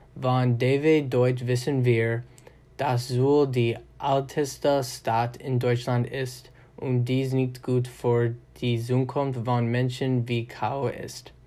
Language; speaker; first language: German; non-native, learner; English